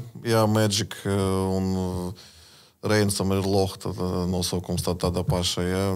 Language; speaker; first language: Latvian; non-native, learner; Russian